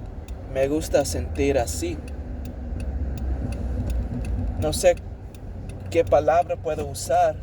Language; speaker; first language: Spanish; early bilingual, heritage; English